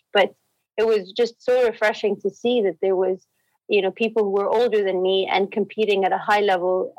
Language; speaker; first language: English; non-native, fluent; Arabic